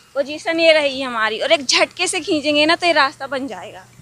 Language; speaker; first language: Hindi; native; Hindi